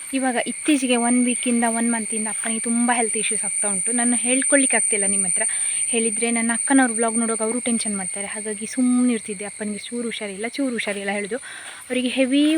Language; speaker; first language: Kannada; non-native, local second language; Konkani